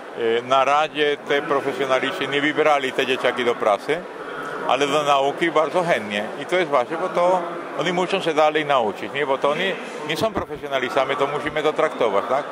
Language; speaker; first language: Polish; non-native, fluent; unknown